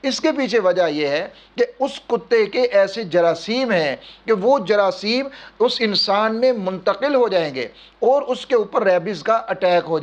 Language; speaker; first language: Urdu; native; Urdu